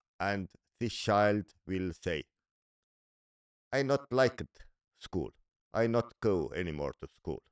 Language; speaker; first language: English; non-native, learner; Estonian